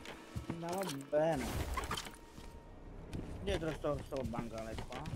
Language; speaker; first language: Italian; native; Italian